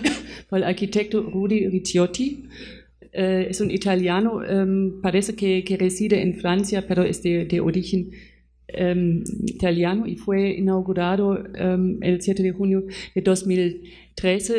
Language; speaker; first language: Spanish; non-native, fluent; German